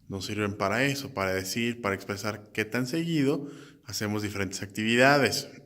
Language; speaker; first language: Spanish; native; Spanish